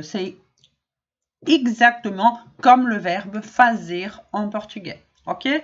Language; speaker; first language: French; non-native, fluent; Portuguese